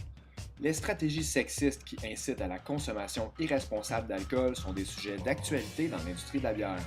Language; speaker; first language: French; native; French